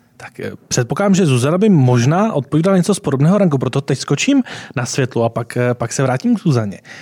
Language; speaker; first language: Czech; native; Czech